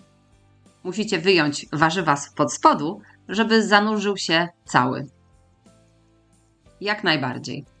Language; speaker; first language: Polish; native; Polish